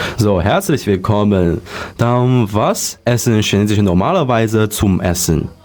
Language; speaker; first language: German; non-native, learner; Chinese